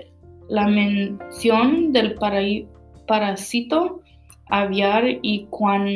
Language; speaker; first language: Spanish; early bilingual, heritage; Spanish